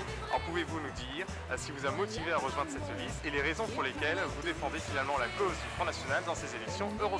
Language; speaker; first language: French; native; French